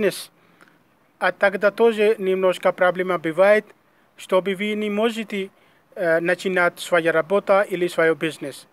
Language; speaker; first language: Russian; non-native, learner; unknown